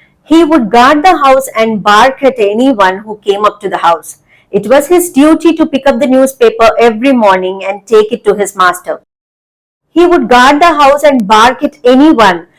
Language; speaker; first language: English; non-native, local second language; Telugu